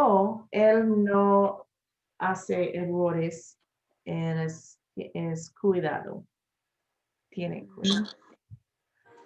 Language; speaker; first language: Spanish; non-native, learner; English